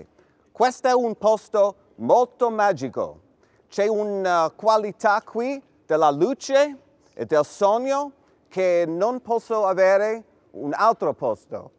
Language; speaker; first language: Italian; non-native, learner; English